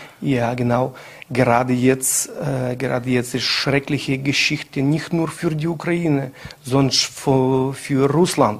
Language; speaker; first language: German; non-native, learner; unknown